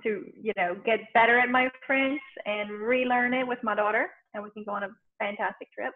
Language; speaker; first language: English; native; English